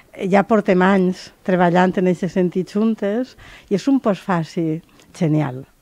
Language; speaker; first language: Catalan; native; Catalan